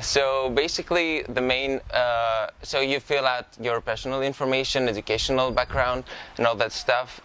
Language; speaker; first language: English; non-native, fluent; Greek